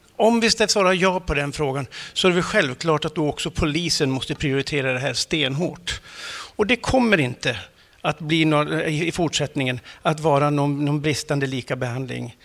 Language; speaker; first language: Swedish; native; Swedish